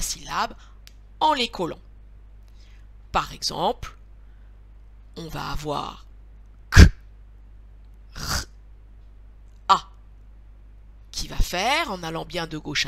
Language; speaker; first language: French; native; French